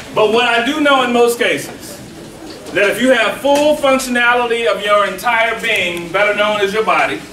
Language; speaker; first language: English; native; English